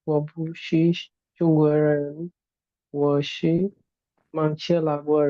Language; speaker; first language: Chinese; non-native, learner; Bangla